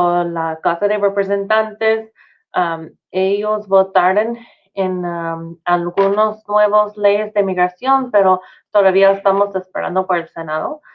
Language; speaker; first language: Spanish; non-native, fluent; English